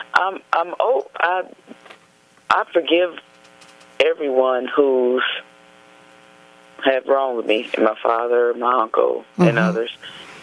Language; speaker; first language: English; native; English